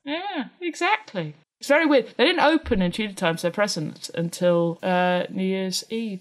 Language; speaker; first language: English; native; English